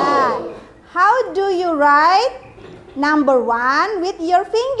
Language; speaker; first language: English; non-native, fluent; Indonesian